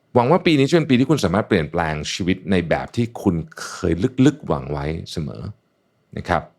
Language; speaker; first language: Thai; native; Thai